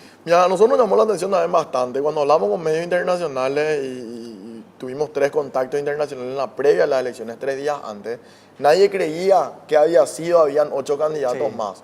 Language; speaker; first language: Spanish; native; Spanish